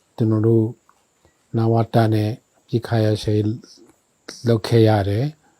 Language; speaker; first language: Burmese; non-native, local second language; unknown